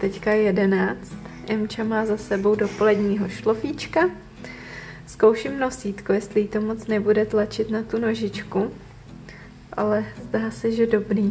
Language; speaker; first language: Czech; native; Czech